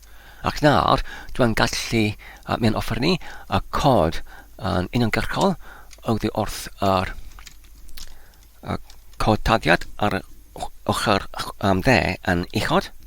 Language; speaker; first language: Welsh; non-native, learner; Polish